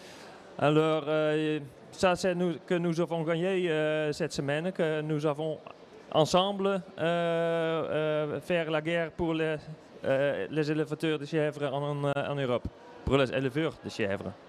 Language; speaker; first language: French; non-native, learner; Dutch